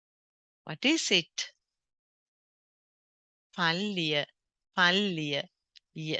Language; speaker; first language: English; non-native, local second language; Sinhala